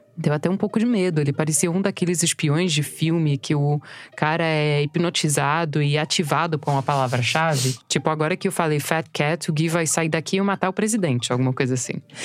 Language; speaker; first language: Portuguese; non-native, fluent; English